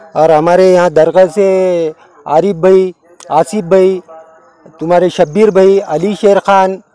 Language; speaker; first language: Hindi; non-native, local second language; Urdu